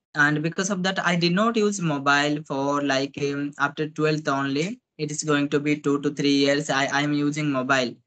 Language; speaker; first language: English; non-native, local second language; Odia